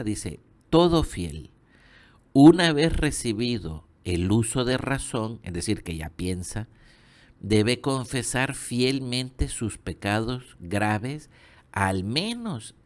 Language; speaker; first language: Spanish; native; Spanish